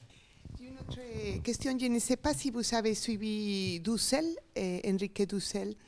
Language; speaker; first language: French; non-native, learner; Spanish